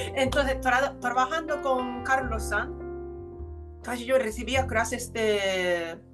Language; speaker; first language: Spanish; non-native, fluent; Japanese